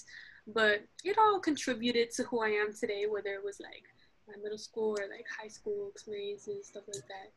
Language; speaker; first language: English; early bilingual, other home language; Arabic